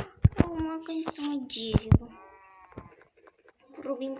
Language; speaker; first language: Russian; non-native, local second language; Kazakh